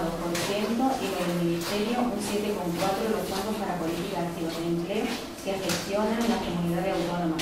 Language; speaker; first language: Spanish; native; Spanish